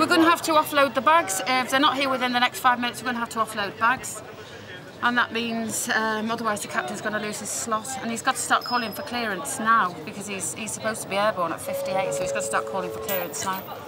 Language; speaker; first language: English; native; English